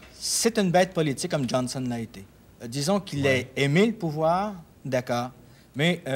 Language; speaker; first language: French; native; French